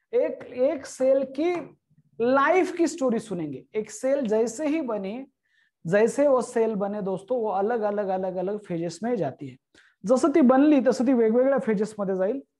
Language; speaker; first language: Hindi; non-native, local second language; Marathi